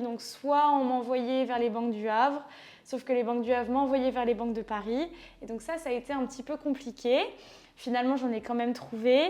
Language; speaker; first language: French; native; French